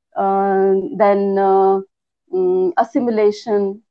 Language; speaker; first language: English; non-native, local second language; Hindi